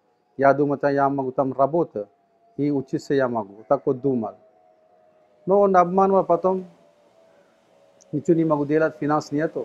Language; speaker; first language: Russian; non-native, learner; Sinhala